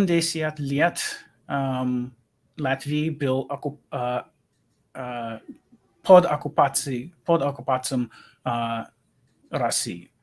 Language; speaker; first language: Russian; non-native, learner; English